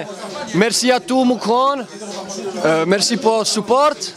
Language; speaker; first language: French; non-native, learner; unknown